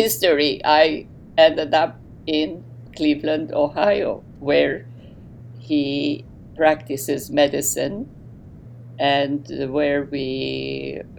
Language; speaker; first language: English; non-native, fluent; Arabic